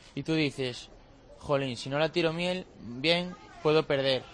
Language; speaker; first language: Spanish; native; Spanish